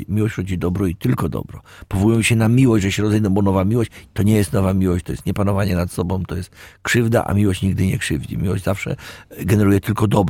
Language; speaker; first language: Polish; native; Polish